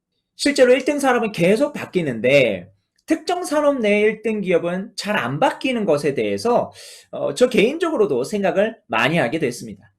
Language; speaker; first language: Korean; native; Korean